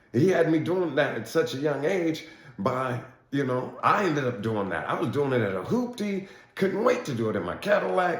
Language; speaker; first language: English; native; English